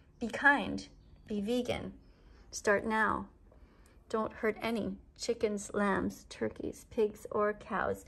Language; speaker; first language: English; native; English